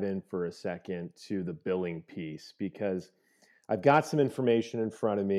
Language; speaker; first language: English; native; English